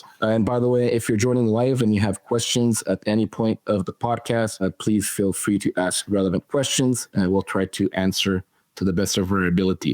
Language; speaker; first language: English; non-native, fluent; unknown